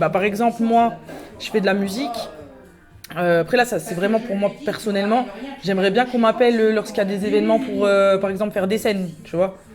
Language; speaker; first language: French; native; French